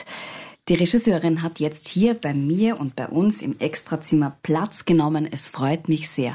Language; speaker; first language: German; native; German